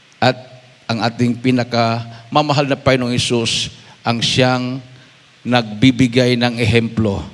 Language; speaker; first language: Filipino; non-native, local second language; Cebuano